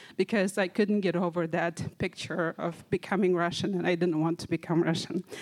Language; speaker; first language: English; non-native, fluent; Kazakh